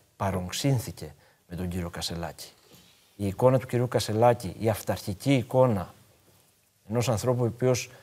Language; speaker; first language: Greek; native; Greek